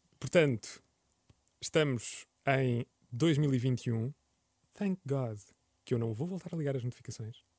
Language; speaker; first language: Portuguese; native; Portuguese